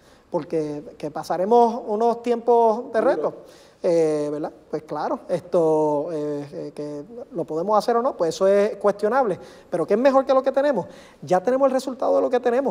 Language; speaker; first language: Spanish; native; Spanish